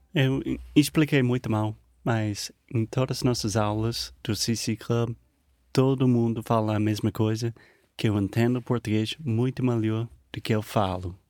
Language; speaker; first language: Portuguese; non-native, fluent; English